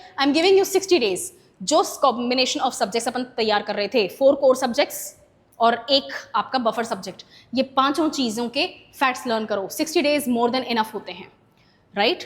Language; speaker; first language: Hindi; native; Hindi